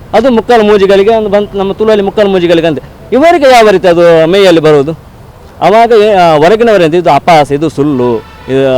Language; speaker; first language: Kannada; non-native, local second language; Tulu